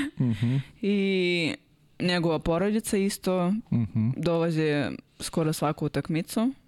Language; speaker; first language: Serbian; non-native, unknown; Russian